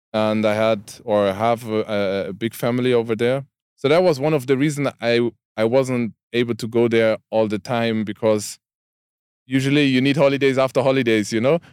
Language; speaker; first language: English; non-native, fluent; German